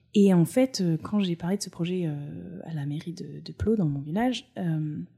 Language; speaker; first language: French; native; French